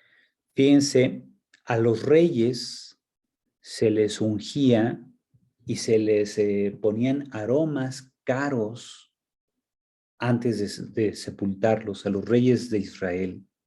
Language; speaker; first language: Spanish; native; Spanish